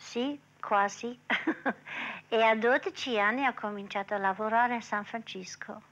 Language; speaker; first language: Italian; early bilingual, heritage; English